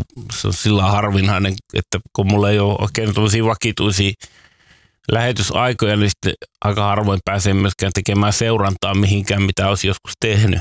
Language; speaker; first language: Finnish; native; Finnish